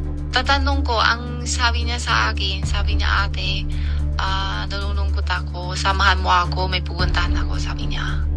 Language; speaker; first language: Filipino; non-native, learner; Chinese